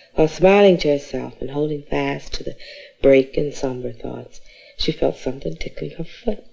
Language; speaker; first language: English; native; English